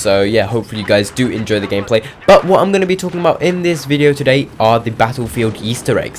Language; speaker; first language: English; native; English